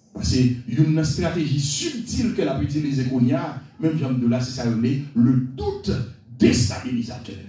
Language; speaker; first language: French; non-native, local second language; Haitian Creole